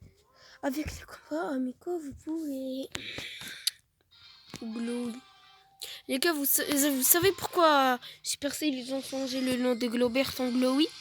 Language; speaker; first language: French; native; French